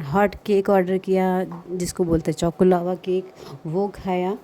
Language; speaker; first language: Hindi; native; Hindi